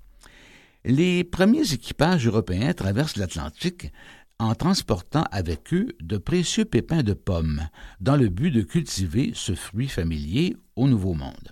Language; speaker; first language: French; native; French